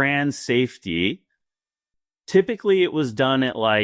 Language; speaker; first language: English; native; English